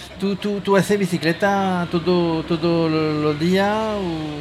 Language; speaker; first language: Spanish; non-native, learner; French